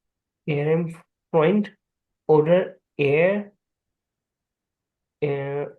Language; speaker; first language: German; non-native, learner; Urdu